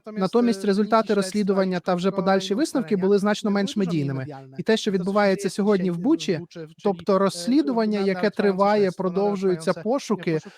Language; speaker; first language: Ukrainian; native; Ukrainian